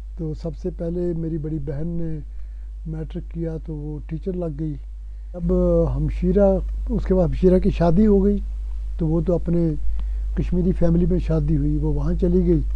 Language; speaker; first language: Urdu; non-native, local second language; Punjabi